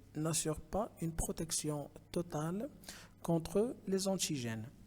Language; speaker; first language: French; non-native, local second language; Arabic